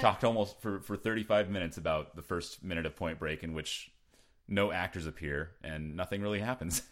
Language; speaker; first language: English; native; English